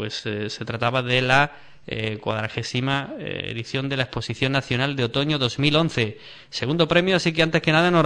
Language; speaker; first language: Spanish; native; Spanish